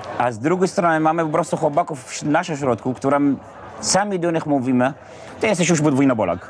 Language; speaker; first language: Polish; non-native, fluent; Arabic